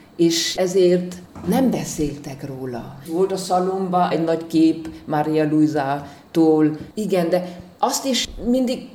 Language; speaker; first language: Hungarian; early bilingual, heritage; German